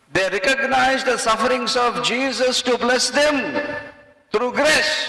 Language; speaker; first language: English; non-native, local second language; Telugu